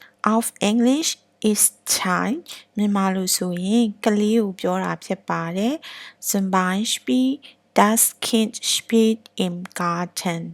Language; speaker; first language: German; non-native, learner; Burmese